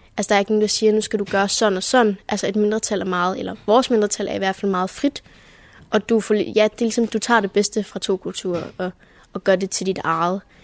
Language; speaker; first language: Danish; early bilingual, heritage; Danish